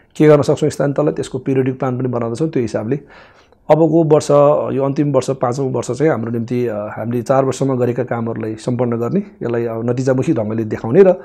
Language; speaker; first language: Nepali; non-native, local second language; Gurung